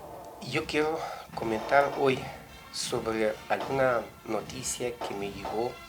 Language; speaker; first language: Spanish; non-native, fluent; Russian